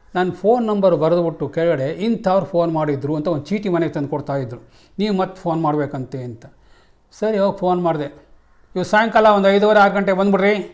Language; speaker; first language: Kannada; native; Kannada